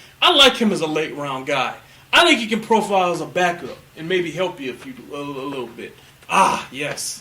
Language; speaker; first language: English; native; English